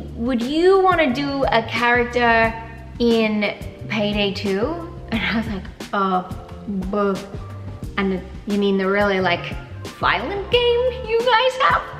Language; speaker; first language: English; native; English